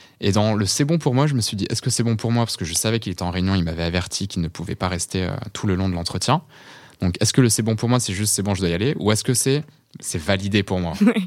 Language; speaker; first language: French; early bilingual, other home language; Portuguese